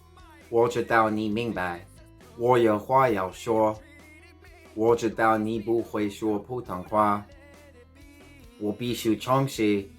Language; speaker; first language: Chinese; non-native, learner; English